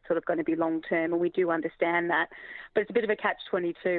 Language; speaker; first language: English; native; English